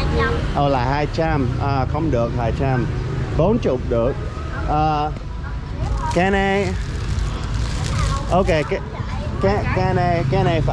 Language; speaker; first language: Vietnamese; non-native, learner; English